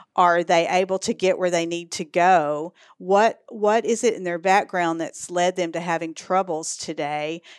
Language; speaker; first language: English; native; English